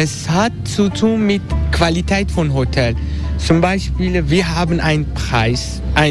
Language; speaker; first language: German; non-native, learner; Turkish